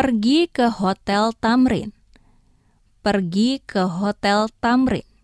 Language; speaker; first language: Indonesian; non-native, fluent; Japanese